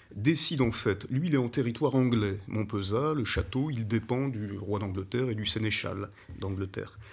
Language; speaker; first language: French; native; French